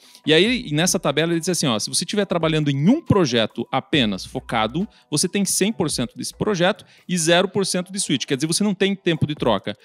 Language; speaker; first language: Portuguese; native; Portuguese